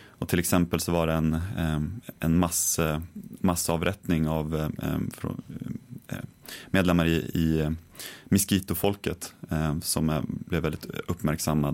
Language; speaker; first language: Swedish; native; Swedish